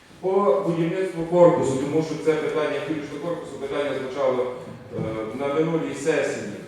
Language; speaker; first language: Ukrainian; native; Ukrainian